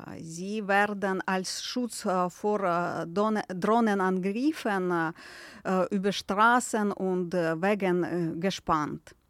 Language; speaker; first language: German; non-native, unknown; Ukrainian